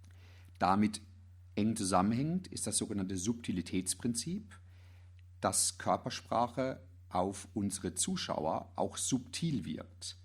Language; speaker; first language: German; native; German